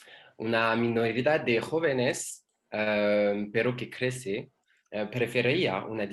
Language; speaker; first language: Spanish; non-native, learner; French